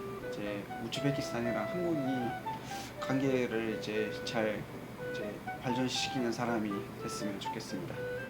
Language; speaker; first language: Korean; non-native, fluent; Uzbek